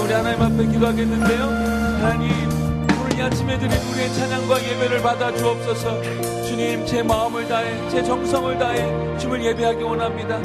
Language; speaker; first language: Korean; native; Korean